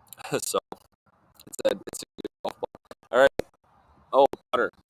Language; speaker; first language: English; native; English